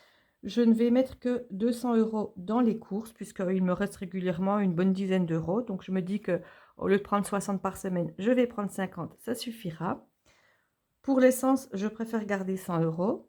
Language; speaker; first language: French; native; French